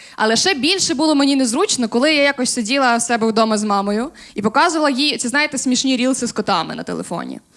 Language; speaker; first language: Ukrainian; native; Ukrainian